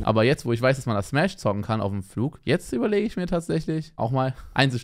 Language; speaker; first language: German; native; German